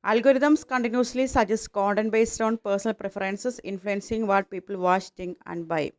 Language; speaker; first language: English; non-native, local second language; Malayalam